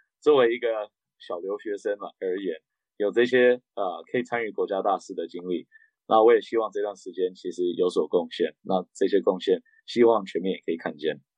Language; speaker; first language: Chinese; early bilingual, heritage; Chinese